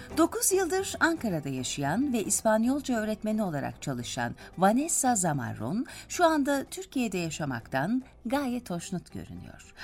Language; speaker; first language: Turkish; native; Turkish